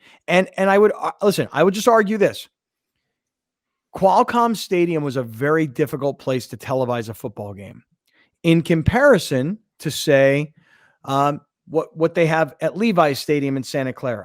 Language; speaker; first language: English; native; English